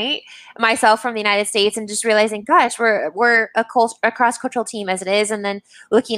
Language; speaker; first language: English; native; English